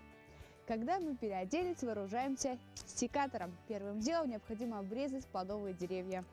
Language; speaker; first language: Russian; native; Russian